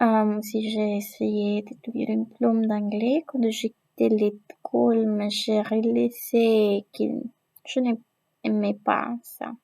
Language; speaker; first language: French; non-native, learner; Spanish